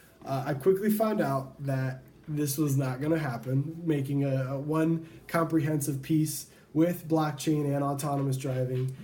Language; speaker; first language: English; native; English